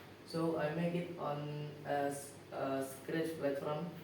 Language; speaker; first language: English; non-native, learner; Indonesian